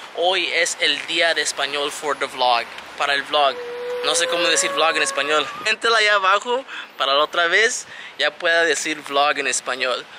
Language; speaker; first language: Spanish; early bilingual, heritage; Spanish